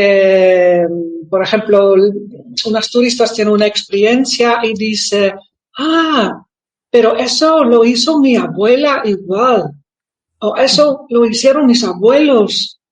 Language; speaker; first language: Spanish; non-native, fluent; Dutch